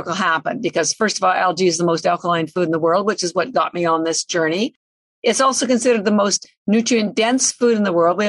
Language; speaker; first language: English; native; English